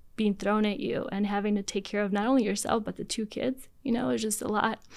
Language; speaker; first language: English; early bilingual, other home language; Polish